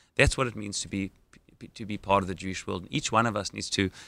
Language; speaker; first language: English; native; English